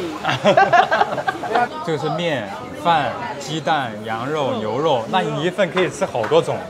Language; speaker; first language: Chinese; native; Chinese